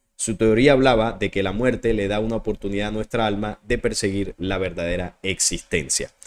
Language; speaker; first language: Spanish; native; Spanish